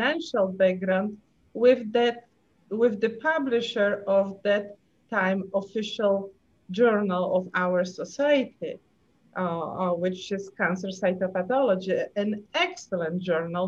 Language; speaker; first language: English; non-native, fluent; Polish